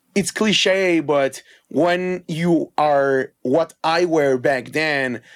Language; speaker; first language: English; non-native, fluent; Hebrew